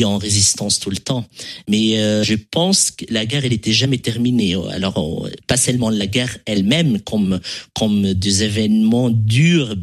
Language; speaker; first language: French; non-native, local second language; Arabic